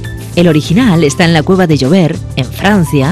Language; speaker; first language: Spanish; native; Spanish